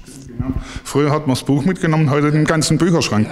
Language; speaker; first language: German; native; German